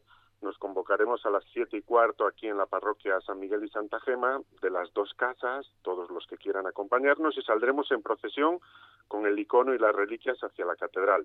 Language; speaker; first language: Spanish; native; Spanish